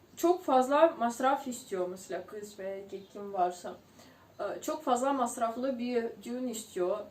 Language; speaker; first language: Turkish; non-native, fluent; Ukrainian